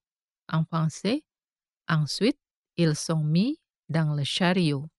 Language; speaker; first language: French; non-native, fluent; Indonesian